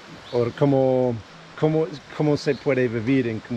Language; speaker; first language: Spanish; non-native, fluent; English